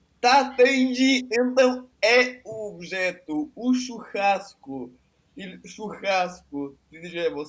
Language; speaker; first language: Portuguese; non-native, fluent; Italian